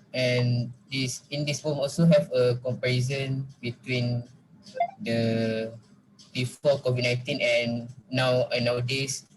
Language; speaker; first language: English; non-native, local second language; Malay